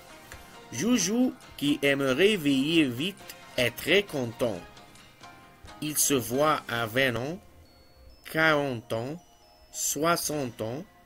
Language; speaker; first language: French; non-native, fluent; Arabic